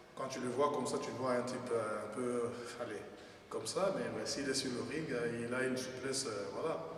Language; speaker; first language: French; non-native, local second language; Lingala